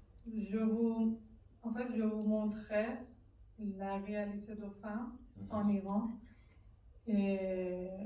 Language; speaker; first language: French; non-native, learner; Persian